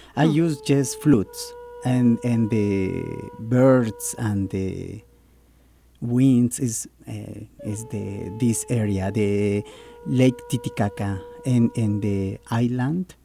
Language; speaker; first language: English; non-native, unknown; Spanish